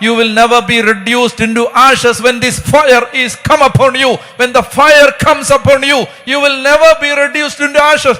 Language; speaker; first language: English; non-native, local second language; Malayalam